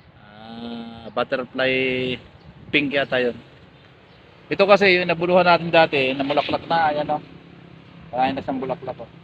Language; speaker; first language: Filipino; native; Filipino